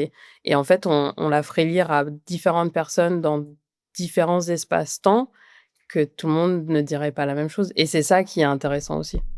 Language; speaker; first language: French; native; French